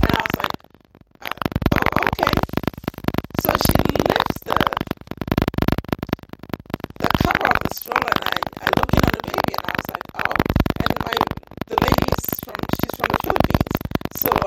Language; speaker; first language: English; non-native, local second language; Ewe